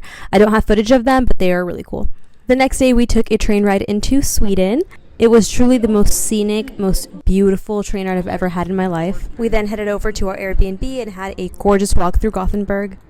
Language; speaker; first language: English; native; English